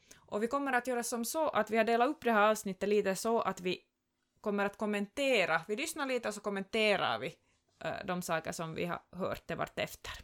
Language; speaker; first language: Swedish; native; Swedish